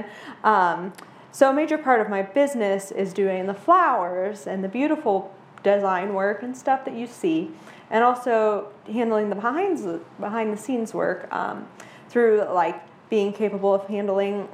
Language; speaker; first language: English; native; English